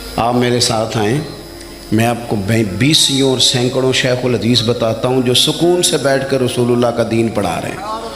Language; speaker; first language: Urdu; non-native, local second language; Punjabi